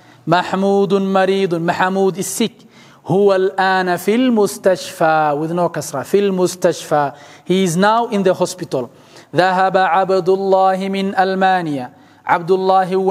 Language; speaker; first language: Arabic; non-native, fluent; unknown